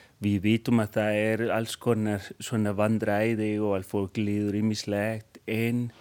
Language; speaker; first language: Icelandic; non-native, fluent; Spanish